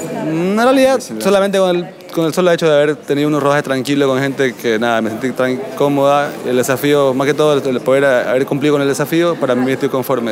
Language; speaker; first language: Spanish; native; Spanish